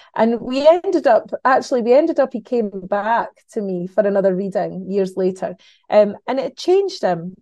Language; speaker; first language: English; native; English